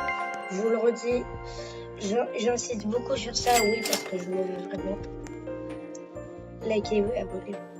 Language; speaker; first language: French; native; French